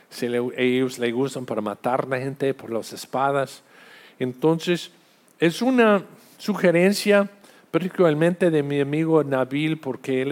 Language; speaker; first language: Spanish; non-native, fluent; English